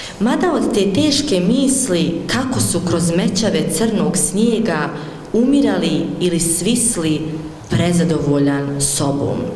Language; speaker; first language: Bosnian; native; Bosnian